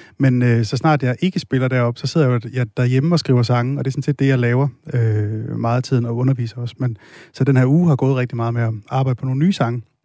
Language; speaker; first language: Danish; native; Danish